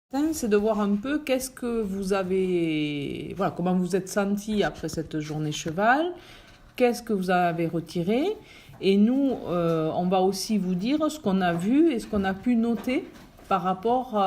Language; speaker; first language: French; native; French